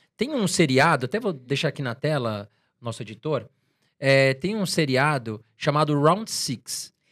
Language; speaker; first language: Portuguese; native; Portuguese